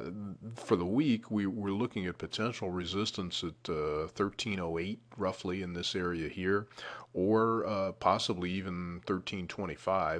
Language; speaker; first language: English; native; English